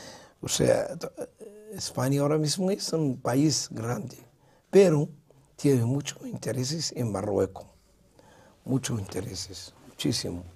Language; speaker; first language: Spanish; non-native, local second language; Arabic